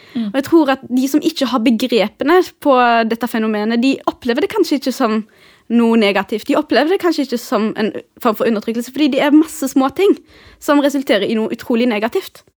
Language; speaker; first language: Norwegian; early bilingual, other home language; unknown